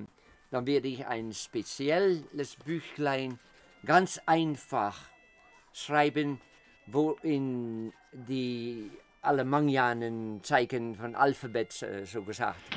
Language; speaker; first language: German; non-native, fluent; Dutch